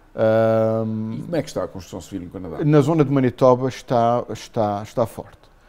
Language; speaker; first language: Portuguese; native; Portuguese